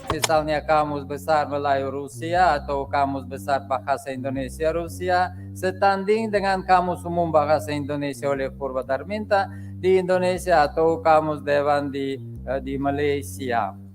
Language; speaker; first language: Indonesian; non-native, fluent; Russian